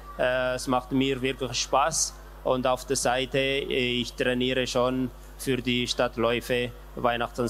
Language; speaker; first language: German; non-native, learner; Tigrinya